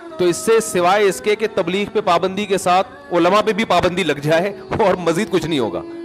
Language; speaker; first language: Urdu; native; Urdu